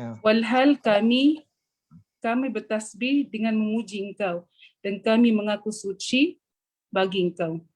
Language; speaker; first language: Malay; non-native, fluent; Filipino